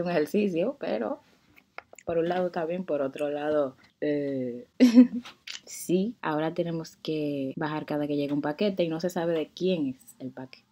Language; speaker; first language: Spanish; native; Spanish